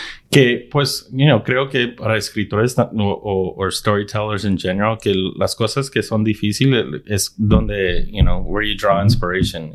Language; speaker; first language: Spanish; early bilingual, heritage; Spanish